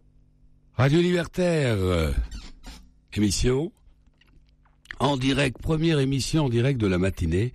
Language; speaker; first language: French; native; French